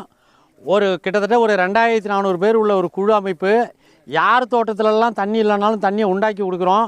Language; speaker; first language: Tamil; native; Tamil